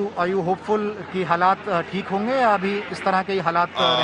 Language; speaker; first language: Hindi; native; Hindi